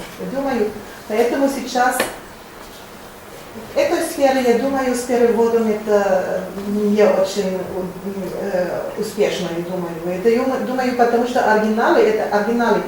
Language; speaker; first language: Russian; non-native, learner; German